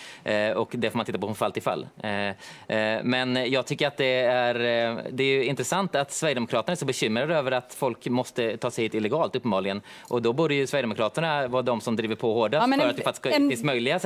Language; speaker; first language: Swedish; native; Swedish